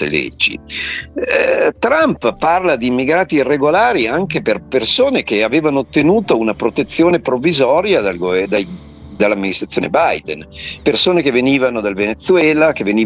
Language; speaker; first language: Italian; native; Italian